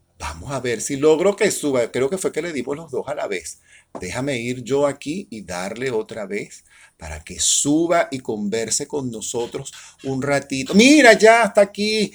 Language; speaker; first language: Spanish; native; Spanish